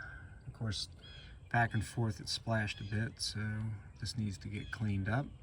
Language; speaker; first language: English; native; English